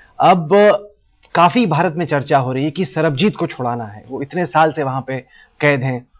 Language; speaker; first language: Hindi; native; Hindi